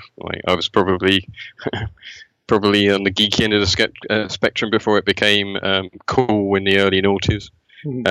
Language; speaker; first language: English; native; English